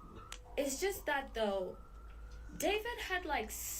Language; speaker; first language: English; native; English